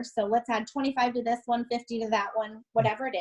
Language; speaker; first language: English; native; English